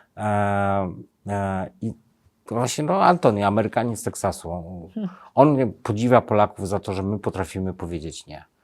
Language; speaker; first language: Polish; native; Polish